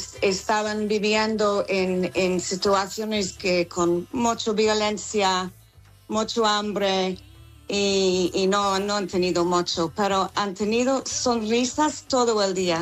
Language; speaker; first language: Spanish; non-native, fluent; English